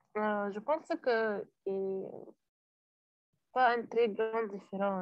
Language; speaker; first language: French; non-native, learner; Arabic